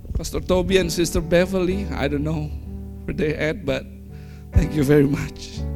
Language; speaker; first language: English; non-native, fluent; Indonesian